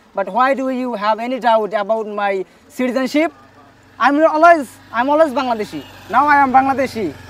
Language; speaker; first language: English; non-native, local second language; Bangla